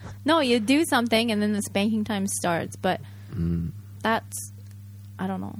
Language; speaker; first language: English; early bilingual, other home language; Japanese